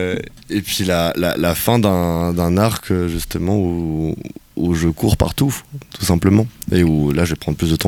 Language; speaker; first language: French; native; French